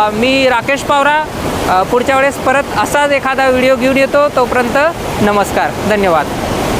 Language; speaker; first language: Marathi; non-native, local second language; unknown